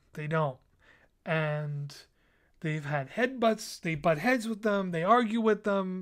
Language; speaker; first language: English; native; English